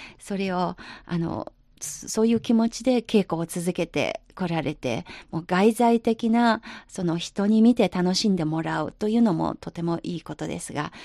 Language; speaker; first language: Japanese; non-native, fluent; Chinese